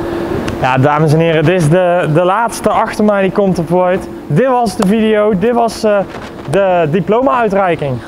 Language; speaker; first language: Dutch; native; Dutch